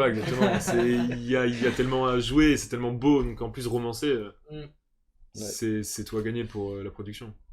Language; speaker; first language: French; native; French